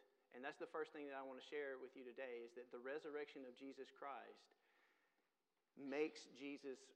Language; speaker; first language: English; native; English